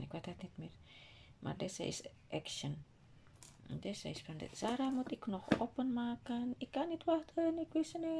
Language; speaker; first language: Dutch; non-native, learner; Indonesian